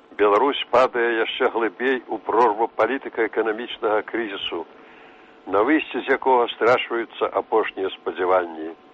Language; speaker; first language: Belarusian; native; Belarusian